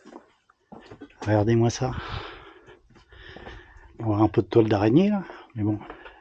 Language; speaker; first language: French; native; French